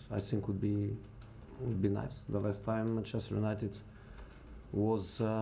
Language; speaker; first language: English; non-native, fluent; Portuguese